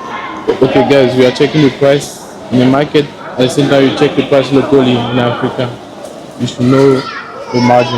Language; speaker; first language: English; non-native, fluent; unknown